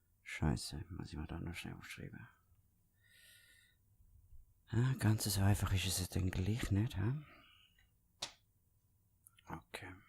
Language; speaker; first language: German; native; German